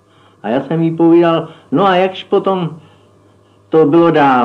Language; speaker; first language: Czech; native; Czech